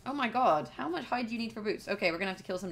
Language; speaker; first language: English; native; English